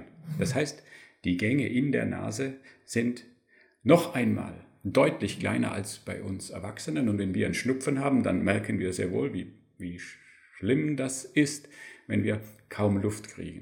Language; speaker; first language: German; native; German